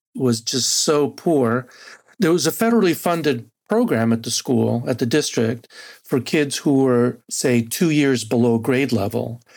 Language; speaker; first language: English; non-native, fluent; Spanish